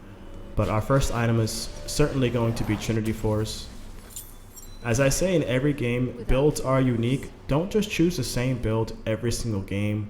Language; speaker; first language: English; native; English